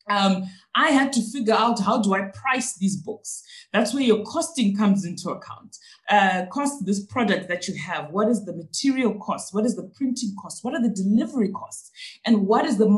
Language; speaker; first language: English; non-native, local second language; Shona